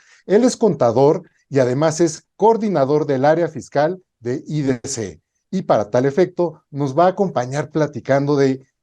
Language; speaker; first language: Spanish; native; Spanish